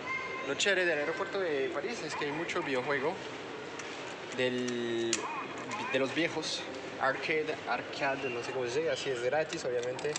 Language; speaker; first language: Spanish; non-native, fluent; French